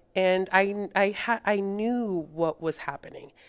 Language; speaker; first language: English; early bilingual, other home language; Spanish